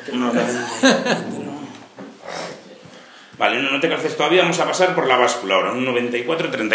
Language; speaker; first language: Spanish; native; Spanish